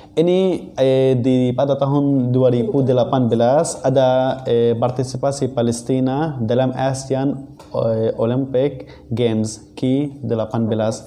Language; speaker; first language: Indonesian; non-native, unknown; Arabic